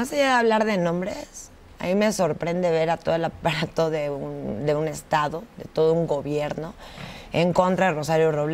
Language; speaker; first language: Spanish; native; Spanish